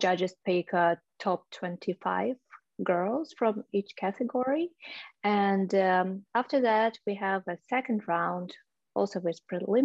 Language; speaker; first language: English; non-native, fluent; Russian